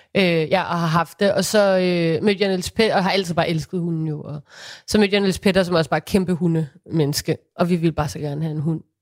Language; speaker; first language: Danish; native; Danish